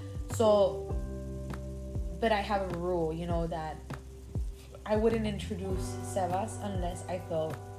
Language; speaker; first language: English; early bilingual, other home language; Spanish